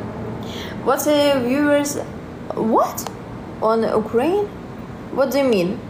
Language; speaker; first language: English; non-native, learner; Russian